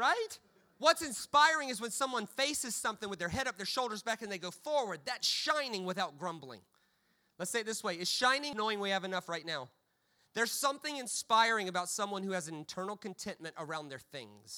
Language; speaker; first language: English; native; English